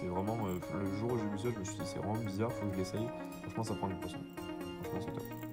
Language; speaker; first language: French; native; French